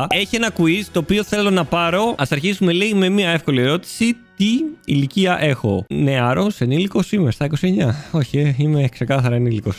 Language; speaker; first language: Greek; native; Greek